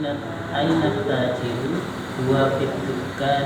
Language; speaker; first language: Arabic; non-native, learner; Indonesian